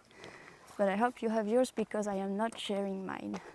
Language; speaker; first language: English; non-native, fluent; French